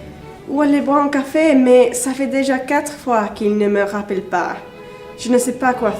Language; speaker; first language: French; non-native, learner; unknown